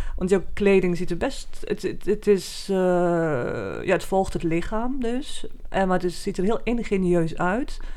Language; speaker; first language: Dutch; native; Dutch